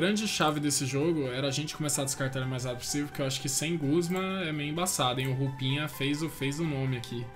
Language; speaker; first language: Portuguese; native; Portuguese